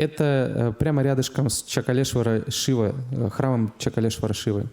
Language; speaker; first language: Russian; native; Russian